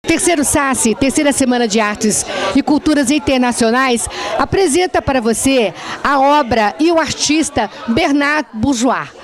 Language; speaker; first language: Portuguese; native; Portuguese